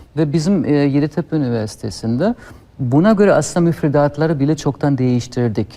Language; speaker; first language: Turkish; non-native, fluent; German